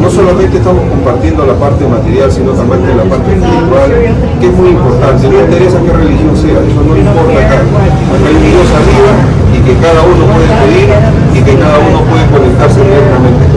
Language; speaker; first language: Spanish; native; Spanish